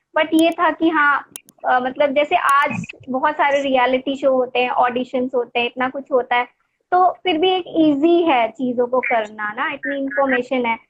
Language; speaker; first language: Hindi; native; Hindi